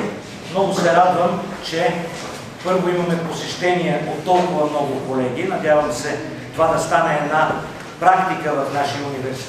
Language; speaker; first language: Bulgarian; native; Bulgarian